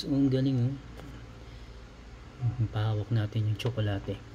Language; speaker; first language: Filipino; native; Filipino